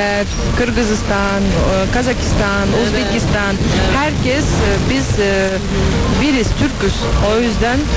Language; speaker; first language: Turkish; non-native, learner; Kyrgyz